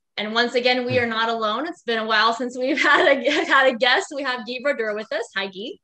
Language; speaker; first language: English; native; English